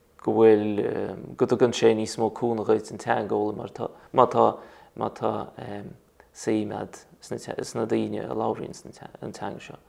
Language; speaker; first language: Irish; non-native, fluent; Russian